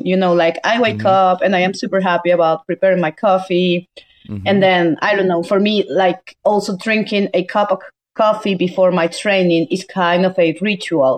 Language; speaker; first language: English; non-native, fluent; Spanish